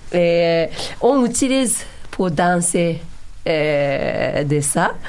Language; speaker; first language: French; non-native, learner; Japanese